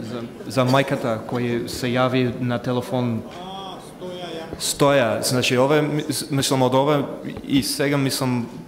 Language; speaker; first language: Macedonian; non-native, fluent; English